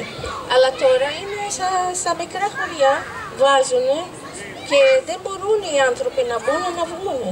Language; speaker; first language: Greek; non-native, fluent; Arabic